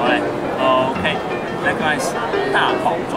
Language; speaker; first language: English; non-native, fluent; Chinese